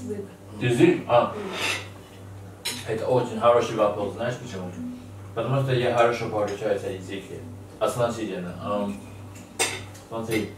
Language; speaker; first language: Russian; non-native, learner; Chinese